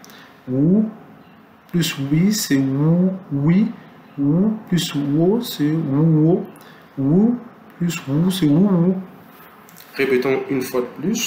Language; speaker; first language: French; non-native, local second language; Lingala